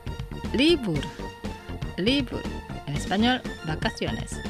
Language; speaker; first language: Spanish; non-native, fluent; Indonesian